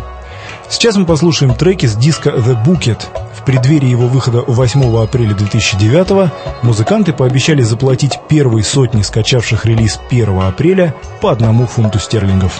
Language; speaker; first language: Russian; native; Russian